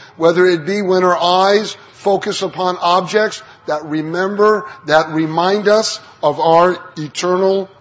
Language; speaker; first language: English; native; English